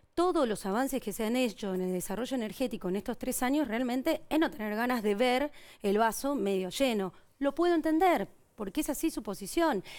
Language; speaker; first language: Spanish; native; Spanish